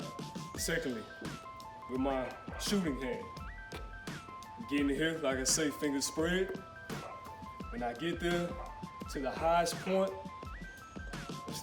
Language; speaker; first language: English; native; English